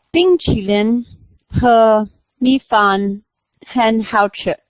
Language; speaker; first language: Chinese; non-native, learner; English